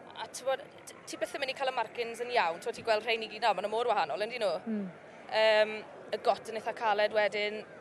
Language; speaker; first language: Welsh; native; Welsh